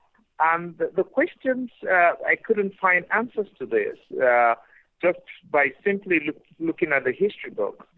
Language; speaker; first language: English; non-native, local second language; Igbo